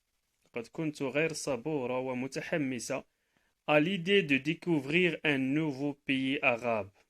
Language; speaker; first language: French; non-native, local second language; Arabic